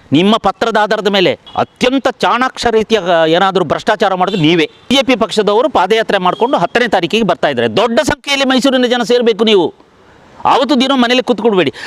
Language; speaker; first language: Kannada; non-native, local second language; Kodava